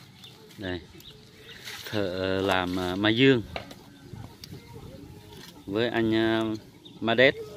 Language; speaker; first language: Vietnamese; non-native, local second language; Jarai